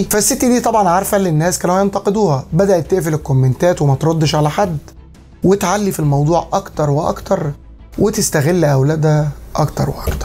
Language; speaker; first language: Arabic; native; Arabic